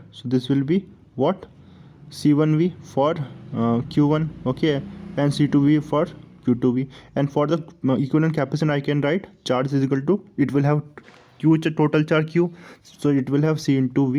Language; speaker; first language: English; non-native, local second language; Hindi